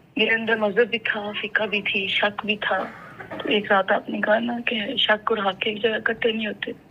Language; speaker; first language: Urdu; native; Urdu